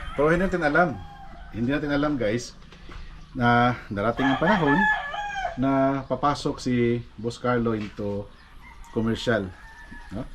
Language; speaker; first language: Filipino; non-native, local second language; Cebuano